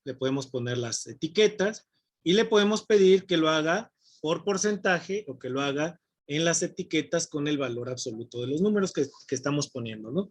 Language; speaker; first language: Spanish; native; Spanish